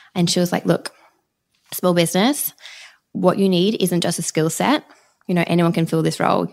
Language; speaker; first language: English; native; English